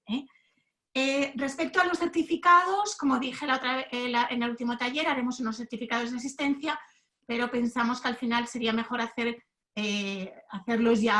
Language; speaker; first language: Spanish; native; Spanish